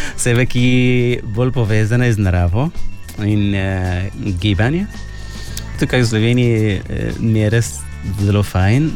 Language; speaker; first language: Slovenian; non-native, fluent; Arabic